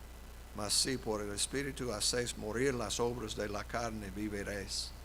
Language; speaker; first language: Spanish; non-native, fluent; English